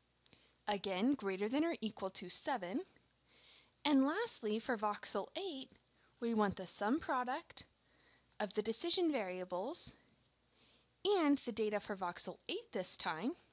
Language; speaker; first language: English; native; English